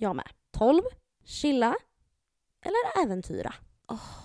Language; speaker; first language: Swedish; native; Swedish